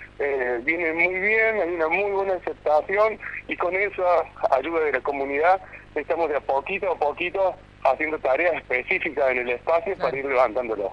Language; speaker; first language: Spanish; native; Spanish